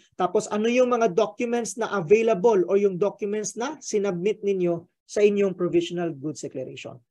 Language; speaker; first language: Filipino; native; Filipino